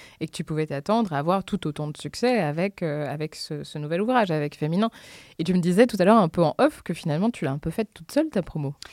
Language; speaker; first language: French; native; French